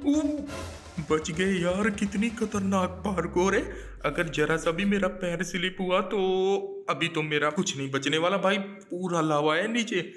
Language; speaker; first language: Hindi; native; Hindi